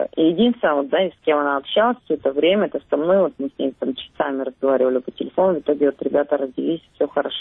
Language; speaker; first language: Russian; native; Russian